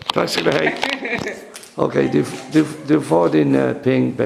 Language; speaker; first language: Danish; non-native, learner; English